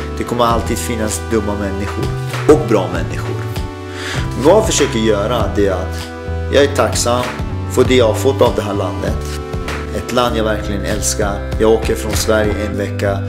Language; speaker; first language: Swedish; early bilingual, other home language; Persian